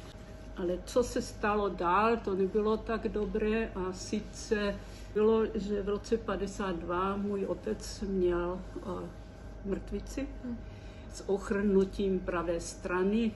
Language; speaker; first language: Czech; early bilingual, heritage; Czech